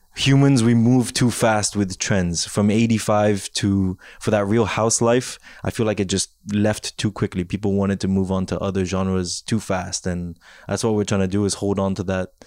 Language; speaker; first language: English; native; English